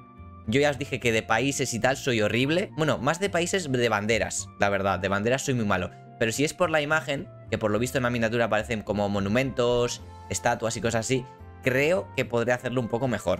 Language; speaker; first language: Spanish; native; Spanish